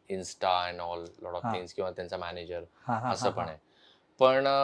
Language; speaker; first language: Marathi; native; Marathi